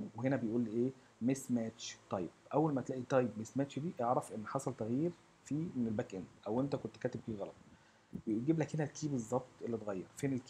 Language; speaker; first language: Arabic; native; Arabic